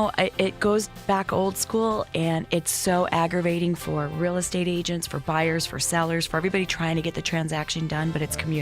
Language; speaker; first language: English; native; English